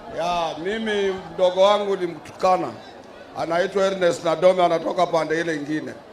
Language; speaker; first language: Swahili; non-native, local second language; Luyia